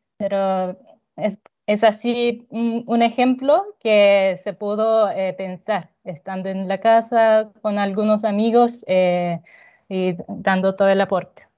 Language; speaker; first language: Spanish; non-native, fluent; Japanese